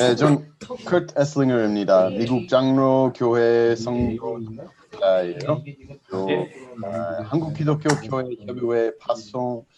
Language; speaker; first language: Korean; non-native, learner; English